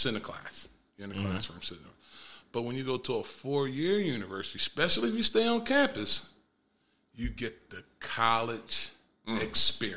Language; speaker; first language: English; native; English